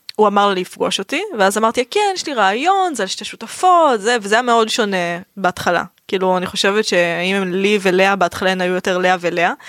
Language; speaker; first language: Hebrew; native; Hebrew